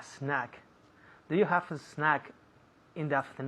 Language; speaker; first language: English; non-native, learner; Spanish